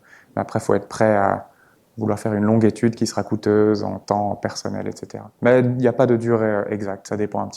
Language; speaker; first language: French; native; French